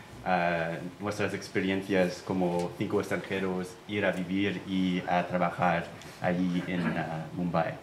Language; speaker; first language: Spanish; non-native, fluent; English